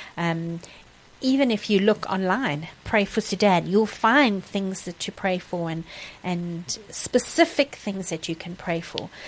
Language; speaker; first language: English; native; English